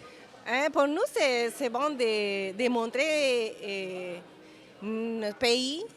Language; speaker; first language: French; non-native, fluent; Spanish